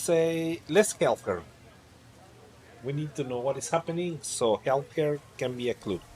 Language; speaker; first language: English; non-native, fluent; Spanish